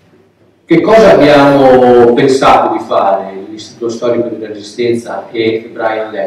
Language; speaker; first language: Italian; native; Italian